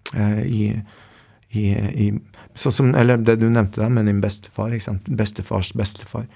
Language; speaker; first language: Norwegian; early bilingual, other home language; Spanish